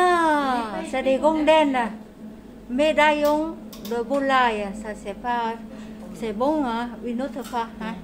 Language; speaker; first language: French; non-native, learner; Vietnamese